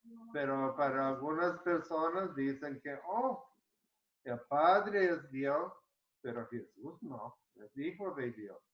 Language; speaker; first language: Spanish; early bilingual, heritage; Spanish